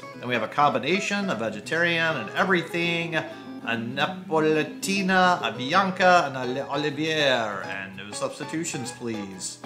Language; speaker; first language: English; native; English